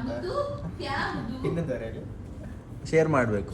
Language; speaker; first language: Kannada; native; Kannada